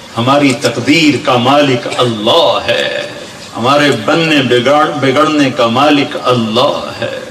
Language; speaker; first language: Urdu; non-native, local second language; Punjabi